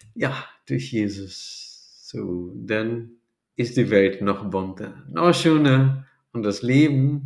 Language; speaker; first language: German; non-native, fluent; Portuguese